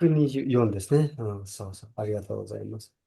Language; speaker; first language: Japanese; non-native, fluent; Nepali